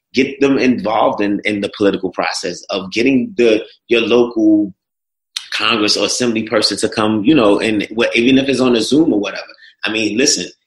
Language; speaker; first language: English; native; English